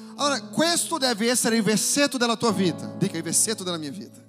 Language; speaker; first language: Italian; non-native, fluent; Portuguese